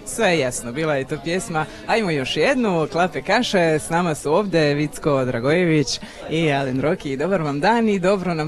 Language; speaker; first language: Croatian; native; Croatian